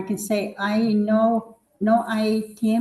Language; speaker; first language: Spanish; non-native, learner; English